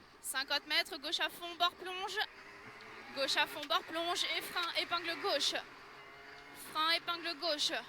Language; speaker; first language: French; native; French